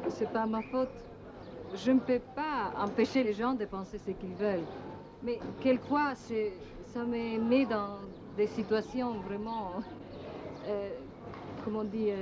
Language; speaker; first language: French; non-native, learner; Italian